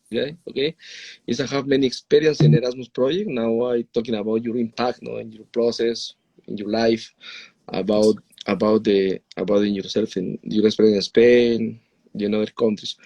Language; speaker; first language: English; non-native, learner; Spanish